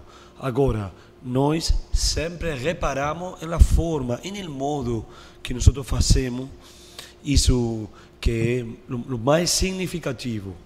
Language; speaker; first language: Portuguese; non-native, learner; Spanish